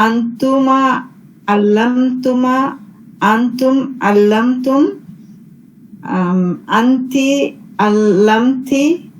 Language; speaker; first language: Arabic; non-native, learner; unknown